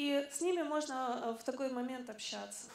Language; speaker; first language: Russian; native; Russian